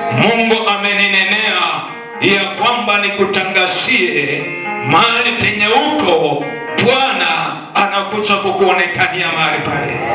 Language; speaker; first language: Swahili; non-native, local second language; Luyia